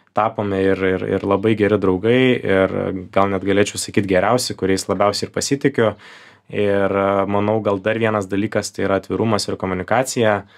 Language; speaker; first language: Lithuanian; native; Lithuanian